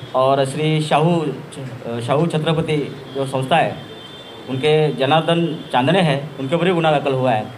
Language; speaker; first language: Hindi; non-native, local second language; Marathi